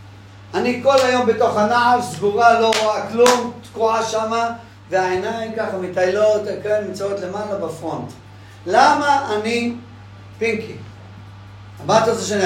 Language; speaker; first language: Hebrew; non-native, fluent; English